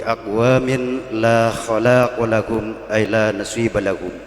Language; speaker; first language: Arabic; non-native, fluent; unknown